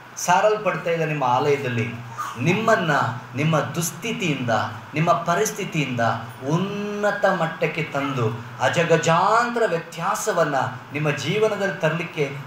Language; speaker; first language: Kannada; native; Kannada